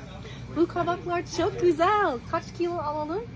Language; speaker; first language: Turkish; non-native, learner; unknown